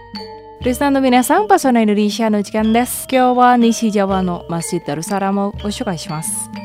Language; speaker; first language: Japanese; non-native, fluent; Indonesian